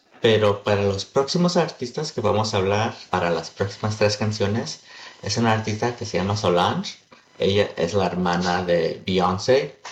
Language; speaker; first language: Spanish; early bilingual, heritage; Spanish